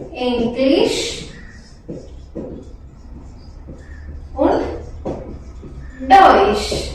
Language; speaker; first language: German; non-native, fluent; Malayalam